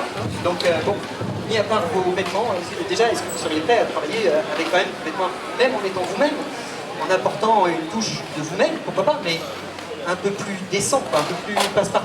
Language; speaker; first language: French; native; French